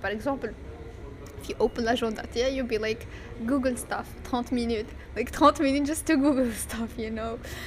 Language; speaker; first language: English; non-native, fluent; Arabic